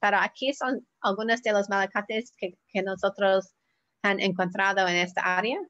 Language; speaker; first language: Spanish; non-native, learner; English